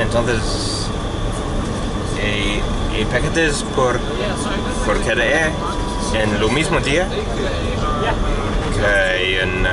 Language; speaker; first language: Spanish; non-native, learner; English